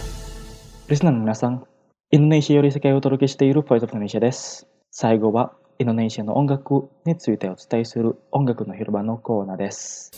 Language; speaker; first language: Japanese; non-native, fluent; Indonesian